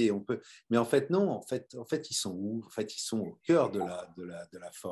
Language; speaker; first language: French; native; French